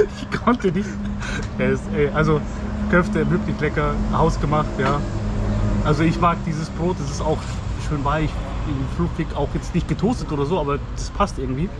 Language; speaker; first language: German; early bilingual, other home language; Turkish